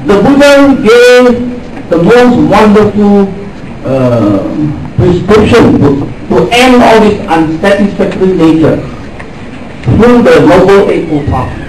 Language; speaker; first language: English; non-native, local second language; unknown